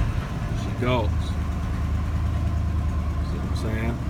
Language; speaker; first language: English; native; English